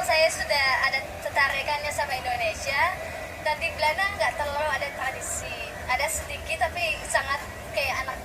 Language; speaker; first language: Indonesian; non-native, fluent; Dutch